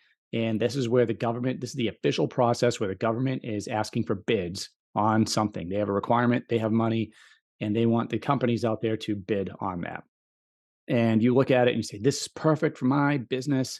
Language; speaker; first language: English; native; English